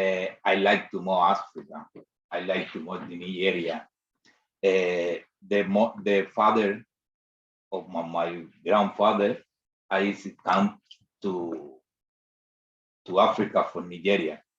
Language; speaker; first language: English; non-native, learner; Spanish